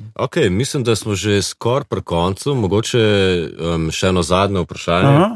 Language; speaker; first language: Slovenian; native; Slovenian